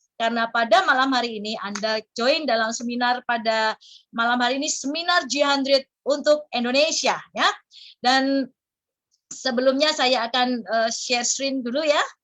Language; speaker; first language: Indonesian; native; Indonesian